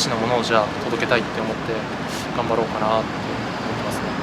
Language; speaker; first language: Japanese; native; Japanese